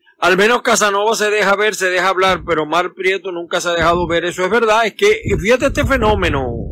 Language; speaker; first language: Spanish; native; Spanish